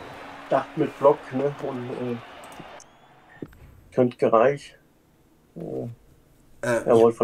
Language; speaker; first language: German; native; German